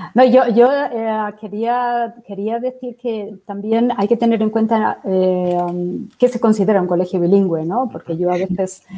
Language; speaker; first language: Spanish; native; Spanish